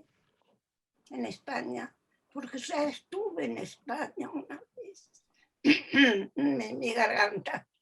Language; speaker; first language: Spanish; early bilingual, other home language; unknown